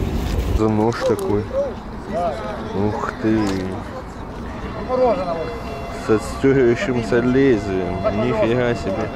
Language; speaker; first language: Russian; native; Russian